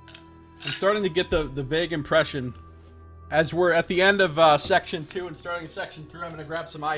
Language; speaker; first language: English; native; English